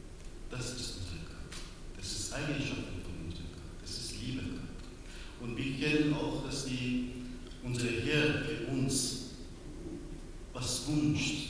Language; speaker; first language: German; non-native, learner; Persian